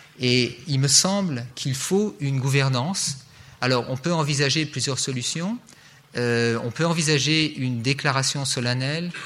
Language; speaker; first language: French; native; French